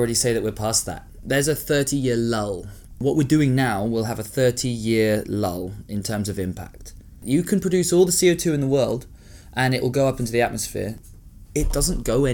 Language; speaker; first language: English; native; English